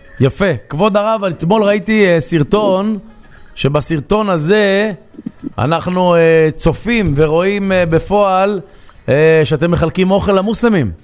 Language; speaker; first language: Hebrew; native; Hebrew